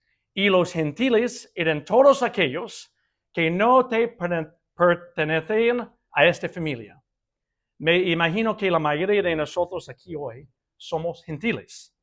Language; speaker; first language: Spanish; non-native, fluent; English